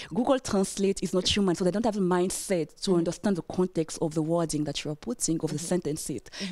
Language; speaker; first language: English; non-native, fluent; French